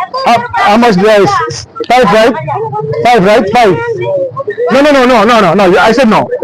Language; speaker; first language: English; non-native, fluent; French